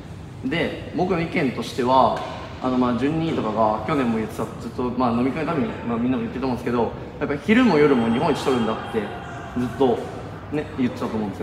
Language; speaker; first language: Japanese; native; Japanese